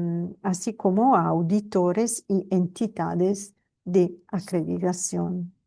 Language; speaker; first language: Spanish; non-native, fluent; Italian